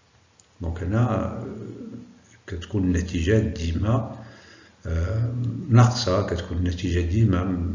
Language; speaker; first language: Arabic; native; Arabic